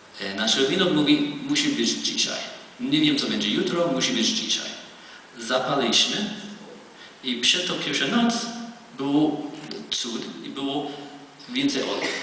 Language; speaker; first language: Polish; non-native, learner; Hebrew